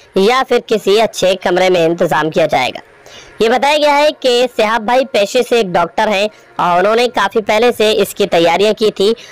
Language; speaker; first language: Hindi; native; Hindi